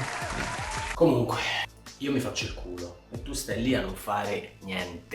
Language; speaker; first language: Italian; native; Italian